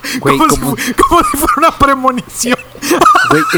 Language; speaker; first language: Spanish; native; Spanish